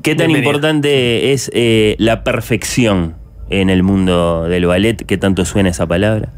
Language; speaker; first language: Spanish; native; Spanish